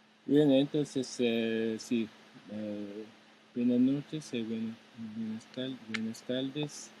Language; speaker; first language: Spanish; non-native, fluent; Japanese